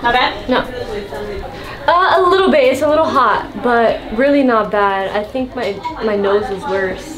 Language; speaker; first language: English; native; English